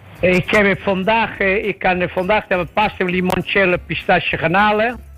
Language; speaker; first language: Dutch; non-native, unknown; Italian